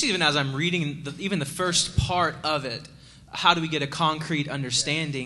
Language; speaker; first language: English; native; English